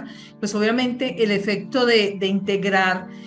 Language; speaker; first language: Spanish; native; Spanish